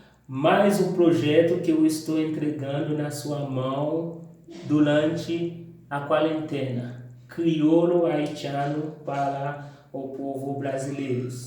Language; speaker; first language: Portuguese; non-native, fluent; Haitian Creole